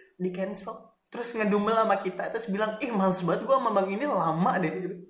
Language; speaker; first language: Indonesian; native; Indonesian